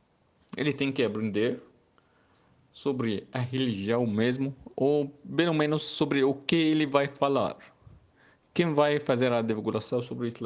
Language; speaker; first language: Portuguese; non-native, learner; Arabic